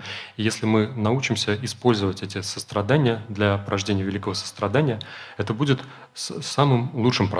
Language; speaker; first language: Russian; native; Russian